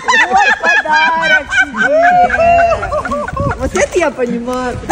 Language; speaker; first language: Chinese; non-native, fluent; Russian